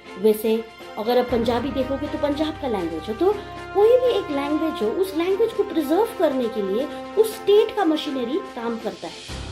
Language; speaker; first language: Hindi; non-native, local second language; Nepali